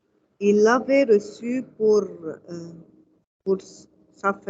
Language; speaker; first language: French; non-native, learner; Arabic